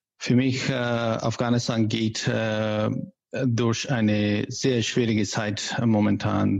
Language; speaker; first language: German; non-native, learner; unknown